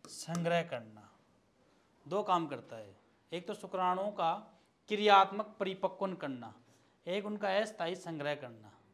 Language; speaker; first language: Hindi; native; Hindi